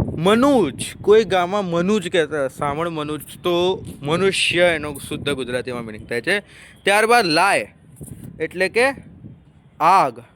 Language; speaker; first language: Gujarati; non-native, local second language; Marathi